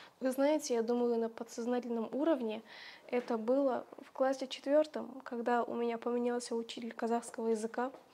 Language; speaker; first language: Russian; native; Russian